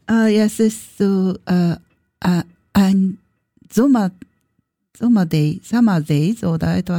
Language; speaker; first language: German; non-native, learner; Japanese